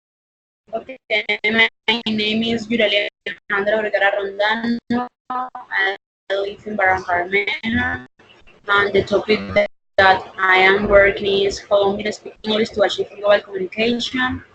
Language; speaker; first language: English; non-native, learner; Spanish